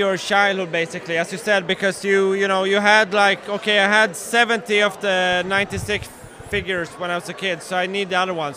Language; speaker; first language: English; non-native, fluent; Swedish